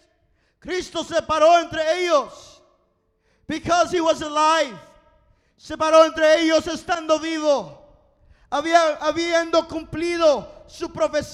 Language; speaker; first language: Spanish; non-native, fluent; English